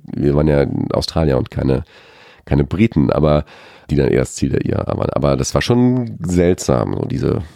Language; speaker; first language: German; native; German